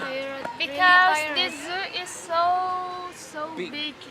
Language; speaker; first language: English; non-native, learner; Indonesian